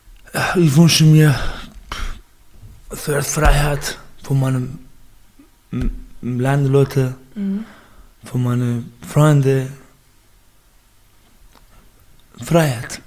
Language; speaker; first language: German; non-native, learner; Baluchi